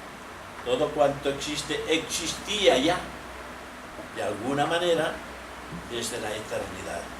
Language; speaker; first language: Spanish; native; Spanish